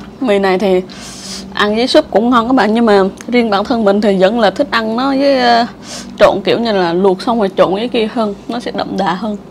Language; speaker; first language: Vietnamese; non-native, local second language; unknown